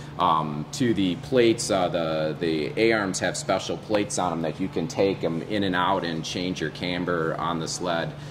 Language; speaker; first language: English; native; English